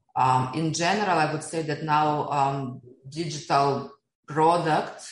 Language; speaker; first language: English; non-native, fluent; Russian